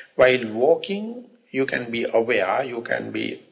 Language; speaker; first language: English; non-native, local second language; Sinhala